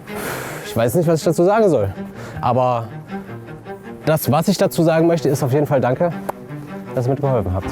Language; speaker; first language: German; native; German